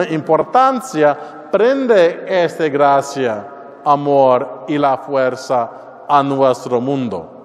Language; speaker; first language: Spanish; non-native, learner; English